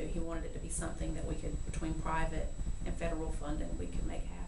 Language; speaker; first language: English; native; English